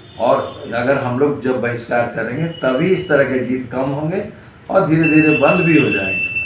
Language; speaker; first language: Hindi; non-native, local second language; Bhojpuri